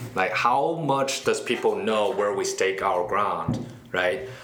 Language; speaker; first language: English; non-native, fluent; Chinese